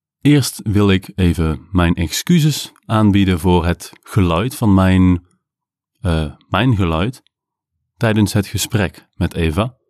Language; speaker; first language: Dutch; native; Dutch